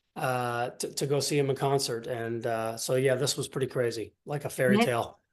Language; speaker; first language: English; native; English